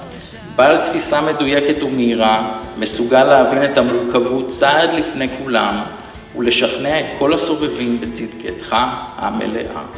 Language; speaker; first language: Hebrew; native; Hebrew